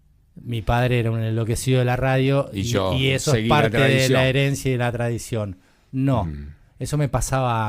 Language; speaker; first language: Spanish; native; Spanish